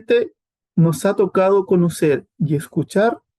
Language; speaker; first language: Spanish; native; Spanish